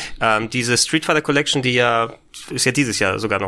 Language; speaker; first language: German; native; German